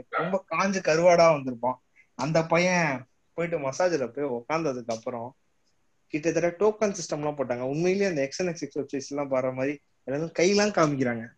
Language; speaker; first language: Tamil; native; Tamil